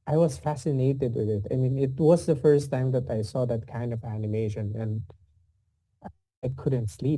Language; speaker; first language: English; non-native, local second language; Filipino